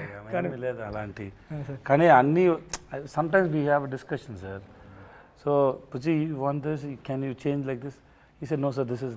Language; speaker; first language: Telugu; non-native, local second language; Tamil